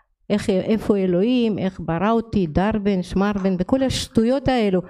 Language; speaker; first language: Hebrew; non-native, fluent; Russian